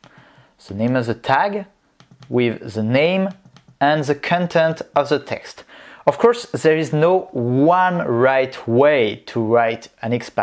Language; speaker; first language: English; non-native, fluent; French